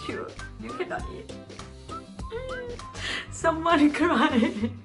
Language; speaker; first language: English; non-native, learner; Thai